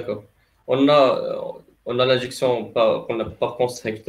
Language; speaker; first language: French; non-native, local second language; Arabic